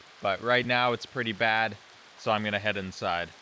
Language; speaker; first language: English; native; English